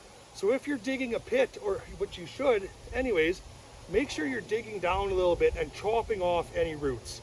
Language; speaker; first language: English; native; English